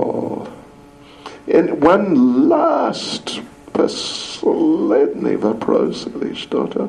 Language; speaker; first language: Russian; non-native, learner; English